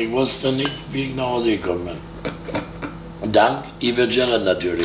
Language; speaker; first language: German; native; German